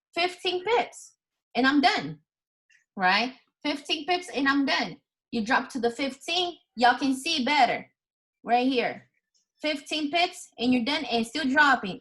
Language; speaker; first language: English; non-native, fluent; Portuguese